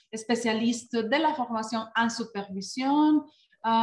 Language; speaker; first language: French; non-native, fluent; Spanish